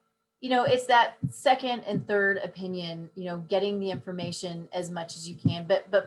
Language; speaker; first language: English; native; English